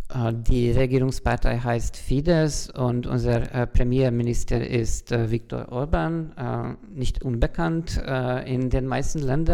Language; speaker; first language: German; non-native, fluent; Hungarian